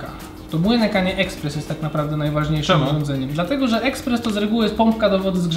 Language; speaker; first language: Polish; native; Polish